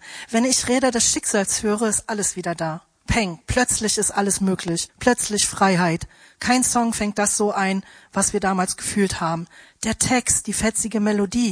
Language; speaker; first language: German; native; German